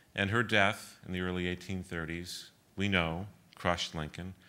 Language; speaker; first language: English; native; English